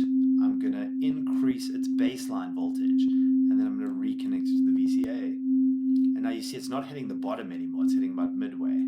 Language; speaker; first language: English; native; English